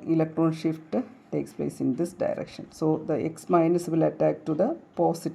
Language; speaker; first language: English; non-native, local second language; Malayalam